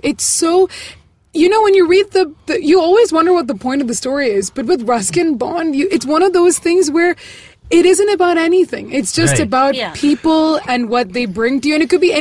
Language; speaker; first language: English; non-native, local second language; Malayalam